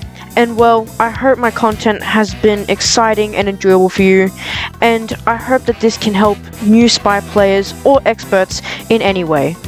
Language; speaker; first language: English; native; English